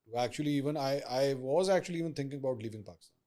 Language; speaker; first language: English; non-native, local second language; Urdu